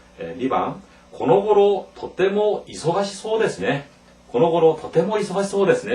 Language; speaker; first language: Japanese; non-native, fluent; Korean